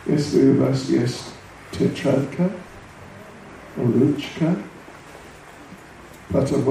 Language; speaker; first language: Russian; non-native, learner; English